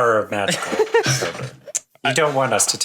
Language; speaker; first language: English; native; English